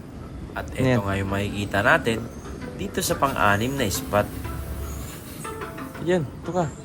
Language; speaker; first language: Filipino; native; Filipino